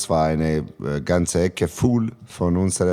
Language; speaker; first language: German; non-native, learner; Serbian